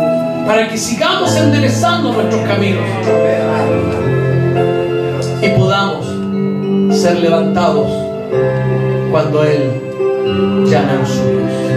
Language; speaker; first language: Spanish; native; Spanish